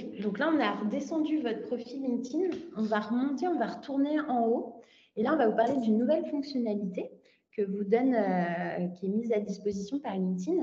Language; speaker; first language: French; native; French